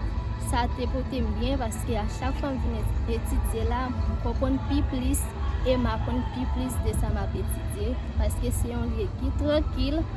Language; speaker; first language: French; non-native, local second language; Haitian Creole